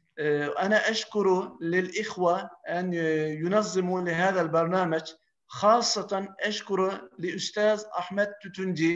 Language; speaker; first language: Arabic; non-native, fluent; Turkish